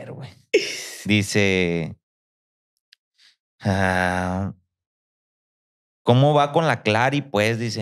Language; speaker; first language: Spanish; native; Spanish